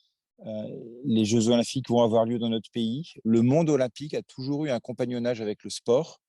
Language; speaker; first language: French; native; French